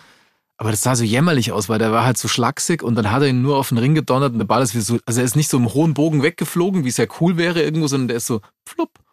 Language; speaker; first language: German; native; German